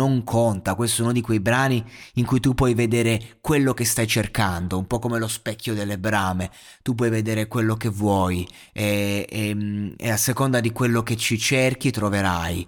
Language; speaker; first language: Italian; native; Italian